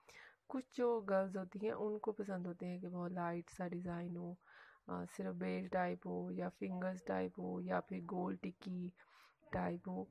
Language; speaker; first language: Hindi; native; Hindi